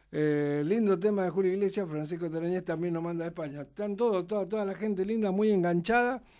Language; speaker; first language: Spanish; native; Spanish